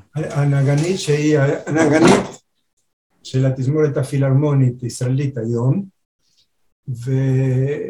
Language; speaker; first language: Hebrew; non-native, fluent; Spanish